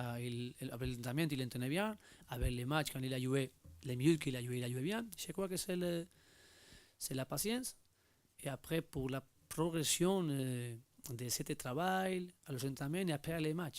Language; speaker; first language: French; non-native, learner; Spanish